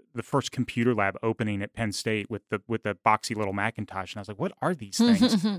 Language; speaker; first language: English; native; English